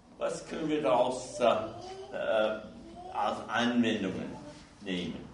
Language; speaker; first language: German; non-native, fluent; English